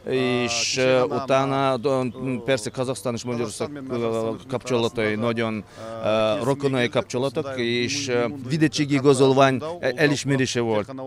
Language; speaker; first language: Hungarian; non-native, learner; Kazakh